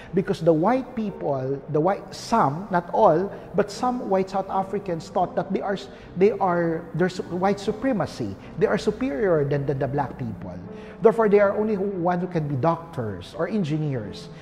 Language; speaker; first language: English; non-native, local second language; Filipino